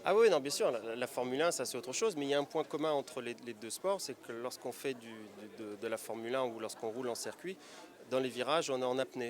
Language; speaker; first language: French; native; French